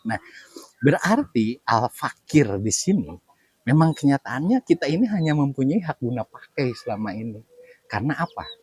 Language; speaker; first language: Indonesian; non-native, local second language; Sundanese